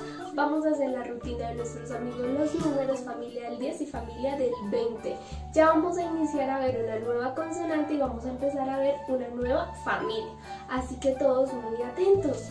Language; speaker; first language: Spanish; native; Spanish